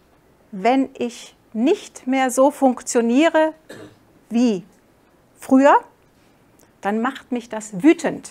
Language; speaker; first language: German; non-native, fluent; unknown